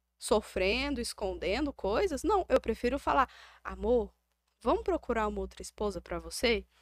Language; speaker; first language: Portuguese; native; Portuguese